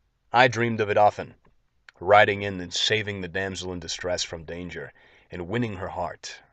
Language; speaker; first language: English; native; English